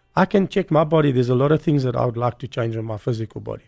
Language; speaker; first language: English; native; English